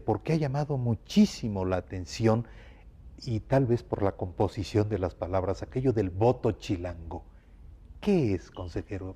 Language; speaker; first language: Spanish; native; Spanish